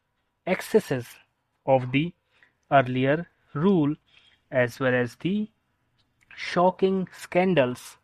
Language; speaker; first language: English; non-native, local second language; Hindi